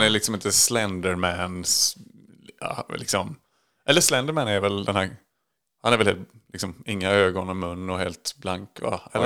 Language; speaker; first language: Swedish; native; Swedish